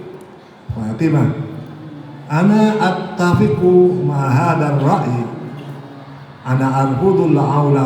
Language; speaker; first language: Arabic; non-native, fluent; Indonesian